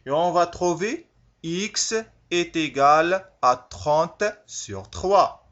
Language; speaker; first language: French; non-native, local second language; Arabic